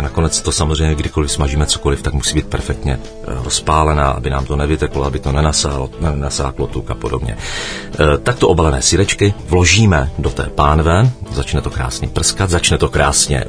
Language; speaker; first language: Czech; native; Czech